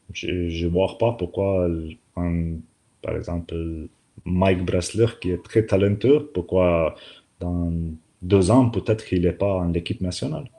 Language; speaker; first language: French; non-native, learner; Slovenian